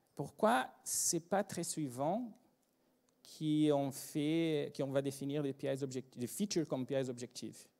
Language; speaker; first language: French; non-native, fluent; Portuguese